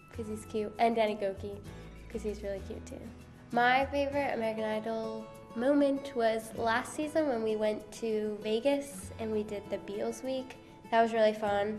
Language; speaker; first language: English; native; English